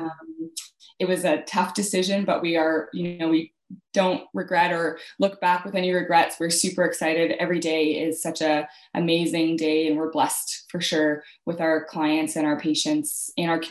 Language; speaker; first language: English; native; English